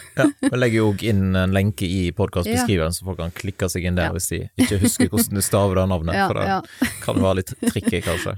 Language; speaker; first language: Norwegian; native; Norwegian